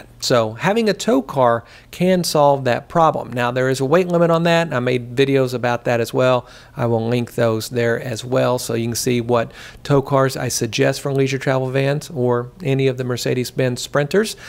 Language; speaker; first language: English; native; English